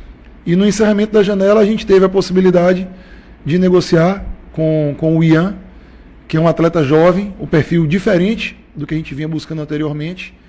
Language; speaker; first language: Portuguese; native; Portuguese